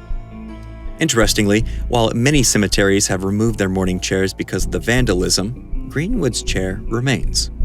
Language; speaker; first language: English; native; English